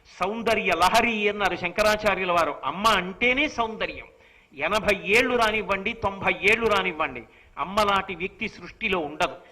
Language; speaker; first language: Telugu; native; Telugu